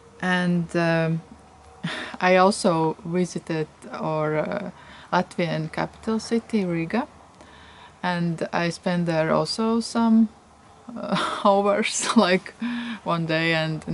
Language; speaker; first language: English; non-native, fluent; Latvian